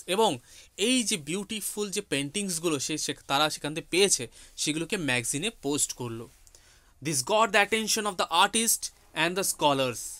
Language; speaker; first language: English; non-native, local second language; Bangla